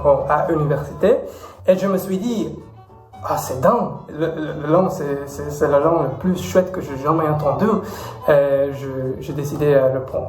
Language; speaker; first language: French; non-native, fluent; English